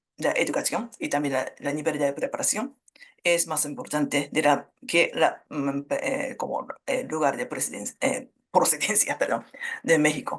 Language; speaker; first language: Spanish; non-native, fluent; Japanese